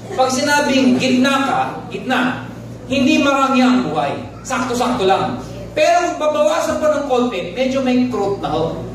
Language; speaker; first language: Filipino; non-native, local second language; Pangasinan